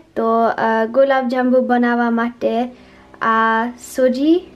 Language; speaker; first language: Gujarati; early bilingual, heritage; Gujarati